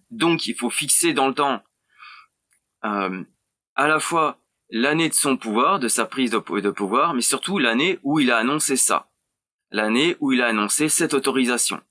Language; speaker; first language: French; native; French